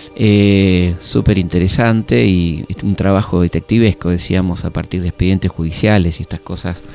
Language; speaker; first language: Spanish; native; Spanish